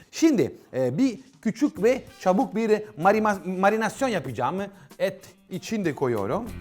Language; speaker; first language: Turkish; non-native, learner; Italian